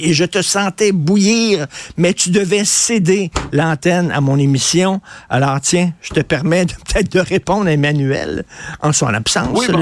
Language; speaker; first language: French; native; French